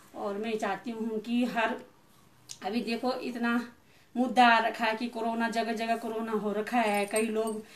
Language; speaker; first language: Hindi; non-native, local second language; Garhwali